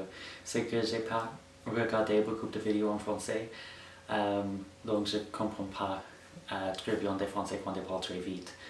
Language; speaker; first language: French; non-native, fluent; English